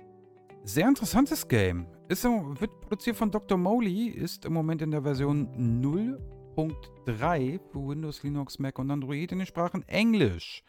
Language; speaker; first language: German; native; German